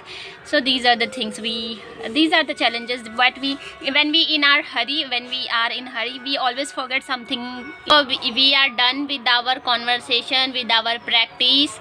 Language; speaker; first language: English; non-native, learner; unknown